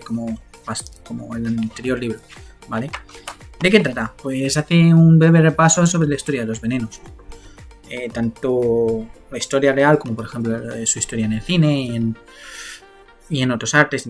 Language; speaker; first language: Spanish; native; Spanish